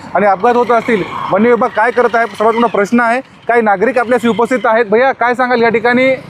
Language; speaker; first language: Marathi; native; Marathi